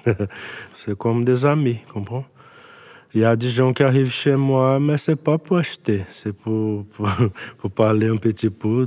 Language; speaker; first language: French; non-native, learner; Portuguese